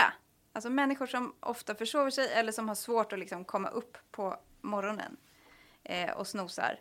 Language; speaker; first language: Swedish; native; Swedish